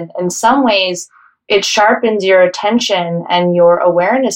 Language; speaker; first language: English; native; English